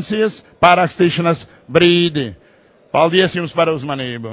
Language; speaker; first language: Latvian; non-native, local second language; Russian